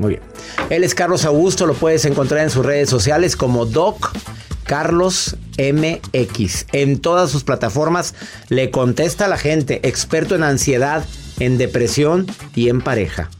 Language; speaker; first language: Spanish; native; Spanish